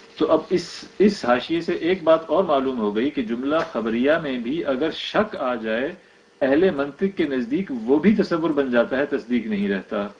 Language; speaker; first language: Urdu; native; Urdu